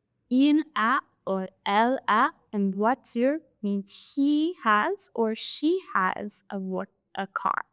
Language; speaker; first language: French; non-native, fluent; English